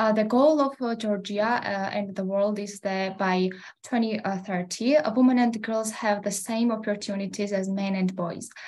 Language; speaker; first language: English; non-native, learner; Georgian